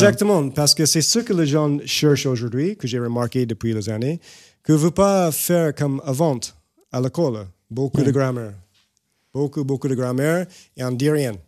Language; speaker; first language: French; non-native, fluent; English